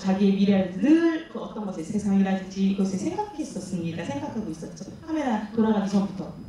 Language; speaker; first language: Korean; native; Korean